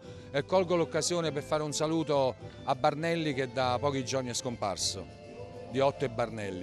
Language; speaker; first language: Italian; native; Italian